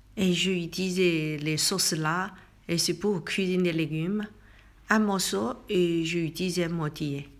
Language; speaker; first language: French; non-native, learner; Chinese